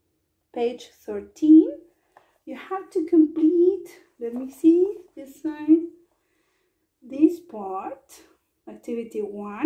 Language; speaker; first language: English; non-native, fluent; Spanish